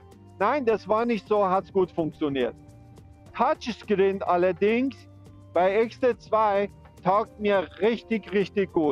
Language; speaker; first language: German; non-native, fluent; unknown